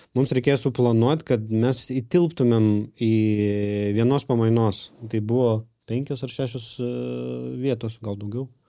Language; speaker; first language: Lithuanian; non-native, local second language; Russian